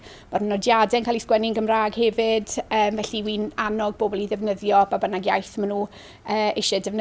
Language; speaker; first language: Welsh; native; Welsh